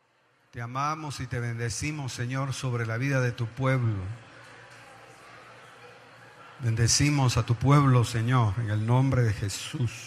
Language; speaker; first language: Spanish; native; Spanish